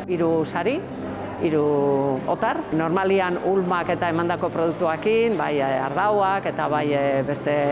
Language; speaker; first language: Basque; native; Basque